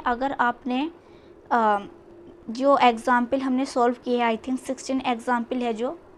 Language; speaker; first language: Hindi; native; Hindi